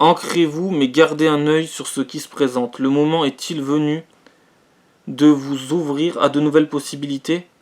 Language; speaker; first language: French; native; French